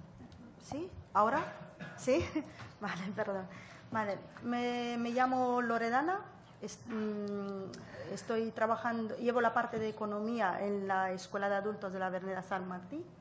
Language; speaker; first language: Spanish; non-native, fluent; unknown